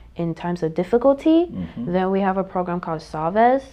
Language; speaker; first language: English; native; English